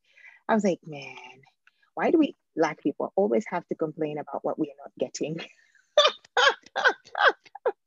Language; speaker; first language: English; non-native, local second language; Ganda